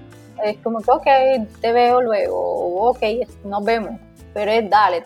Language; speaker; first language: Spanish; native; Spanish